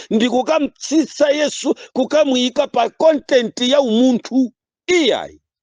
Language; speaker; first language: Nyanja; non-native, local second language; Yao